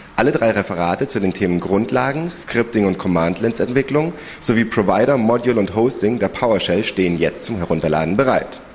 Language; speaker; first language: German; native; German